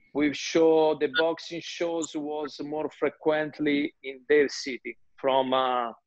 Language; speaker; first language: English; non-native, fluent; Italian